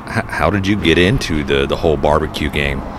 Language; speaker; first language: English; native; English